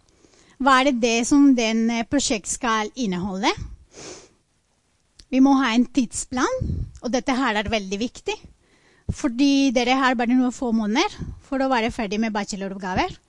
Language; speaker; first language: Norwegian; non-native, fluent; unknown